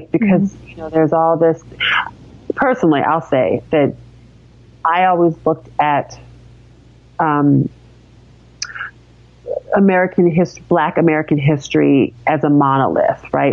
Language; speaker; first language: English; native; English